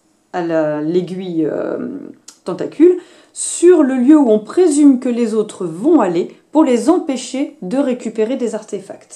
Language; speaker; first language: French; native; French